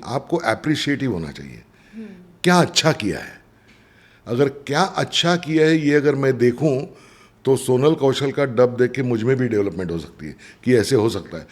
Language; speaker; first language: Hindi; non-native, local second language; Marathi